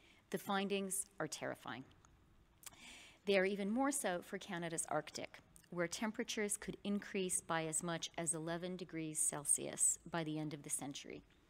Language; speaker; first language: English; native; English